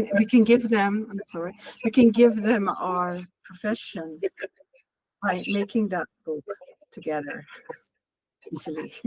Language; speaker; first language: English; non-native, learner; Hungarian